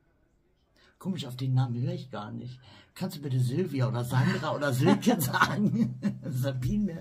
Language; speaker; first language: German; native; German